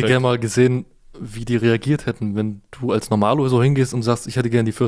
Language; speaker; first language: German; native; German